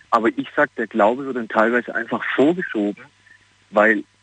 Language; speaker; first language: German; non-native, fluent; Portuguese